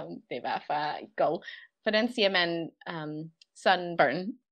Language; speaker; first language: Danish; non-native, learner; English